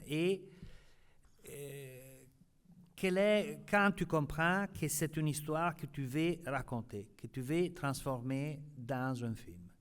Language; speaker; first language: French; non-native, fluent; Italian